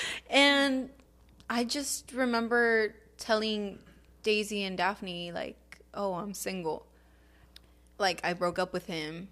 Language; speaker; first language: English; early bilingual, other home language; Spanish